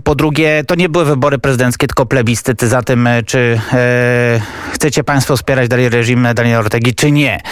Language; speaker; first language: Polish; native; Polish